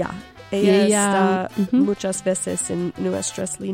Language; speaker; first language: Spanish; non-native, local second language; English